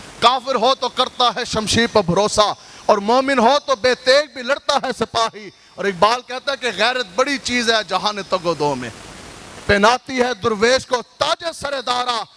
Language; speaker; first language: Urdu; non-native, local second language; Punjabi